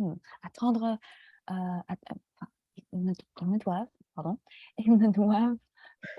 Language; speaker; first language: French; non-native, fluent; English